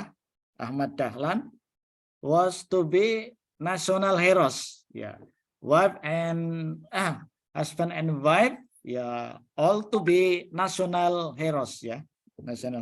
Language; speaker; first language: English; non-native, learner; Indonesian